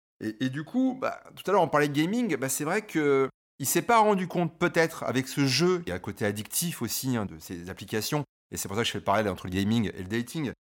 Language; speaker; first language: French; native; French